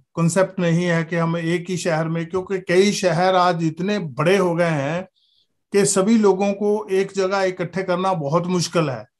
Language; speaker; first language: Hindi; native; Hindi